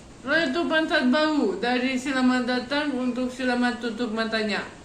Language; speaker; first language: Indonesian; non-native, learner; Russian